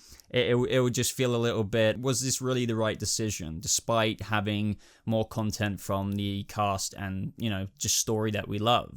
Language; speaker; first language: English; native; English